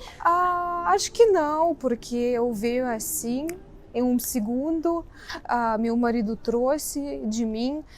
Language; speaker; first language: Portuguese; non-native, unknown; Russian